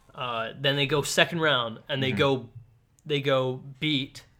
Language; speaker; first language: English; native; English